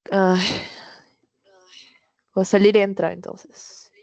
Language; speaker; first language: Spanish; non-native, learner; Portuguese